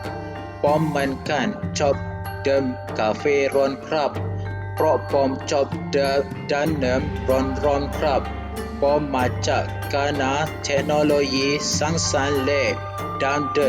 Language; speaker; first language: Thai; non-native, learner; Malay